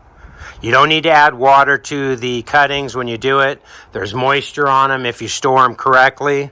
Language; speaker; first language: English; native; English